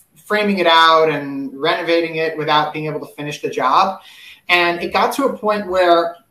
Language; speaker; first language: English; native; English